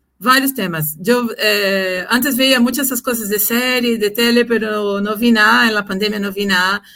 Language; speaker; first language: Spanish; non-native, fluent; Portuguese